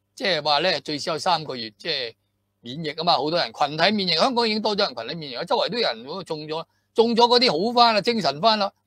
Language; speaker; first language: Chinese; non-native, local second language; Cantonese